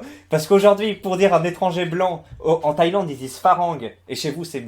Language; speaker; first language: French; native; French